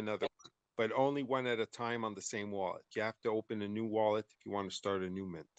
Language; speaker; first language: English; non-native, learner; French